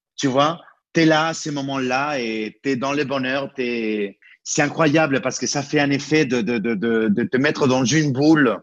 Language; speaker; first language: French; non-native, fluent; Spanish